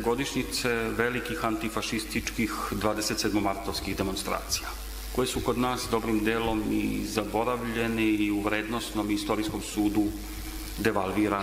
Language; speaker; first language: Serbian; native; Serbian